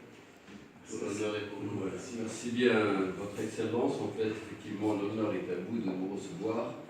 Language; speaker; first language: French; non-native, local second language; Arabic